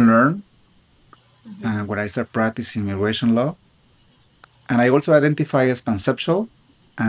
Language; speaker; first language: English; non-native, fluent; Spanish